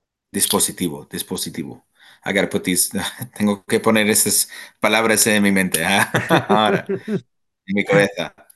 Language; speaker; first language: Spanish; non-native, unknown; English